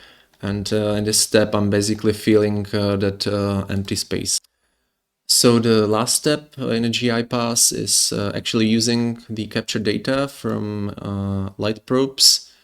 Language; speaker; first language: English; non-native, fluent; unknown